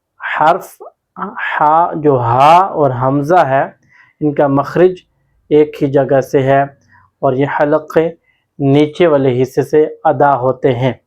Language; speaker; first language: Urdu; non-native, local second language; Punjabi